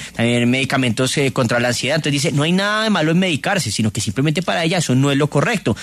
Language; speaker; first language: Spanish; native; Spanish